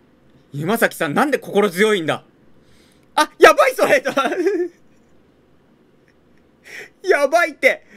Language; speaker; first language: Japanese; native; Japanese